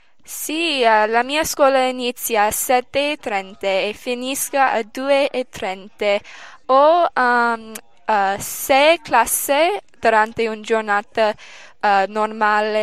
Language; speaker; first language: Italian; non-native, learner; English